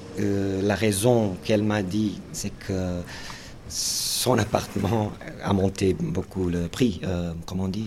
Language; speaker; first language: French; non-native, fluent; Portuguese